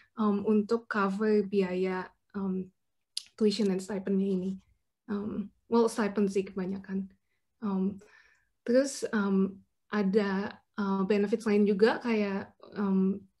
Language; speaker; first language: Indonesian; native; Indonesian